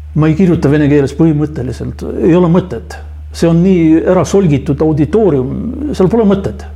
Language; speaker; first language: Estonian; non-native, local second language; Russian